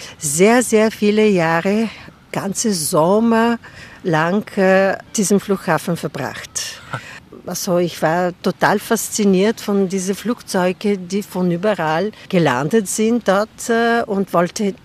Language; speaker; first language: German; non-native, fluent; Bulgarian